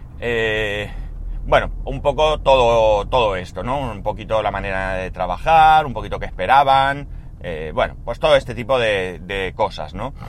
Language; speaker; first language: Spanish; native; Spanish